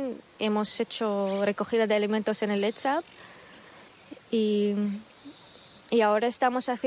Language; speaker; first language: Spanish; non-native, fluent; Arabic